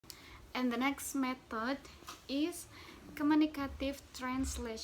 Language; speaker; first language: English; non-native, learner; Indonesian